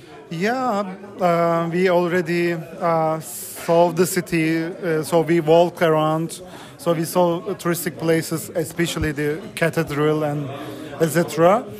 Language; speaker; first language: English; non-native, fluent; Turkish